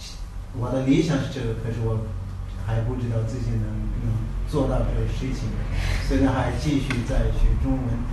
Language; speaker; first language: Chinese; non-native, learner; Tibetan